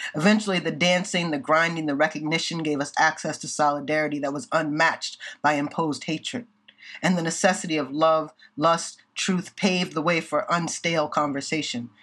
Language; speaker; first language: English; native; English